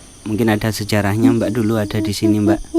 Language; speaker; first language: Indonesian; native; Indonesian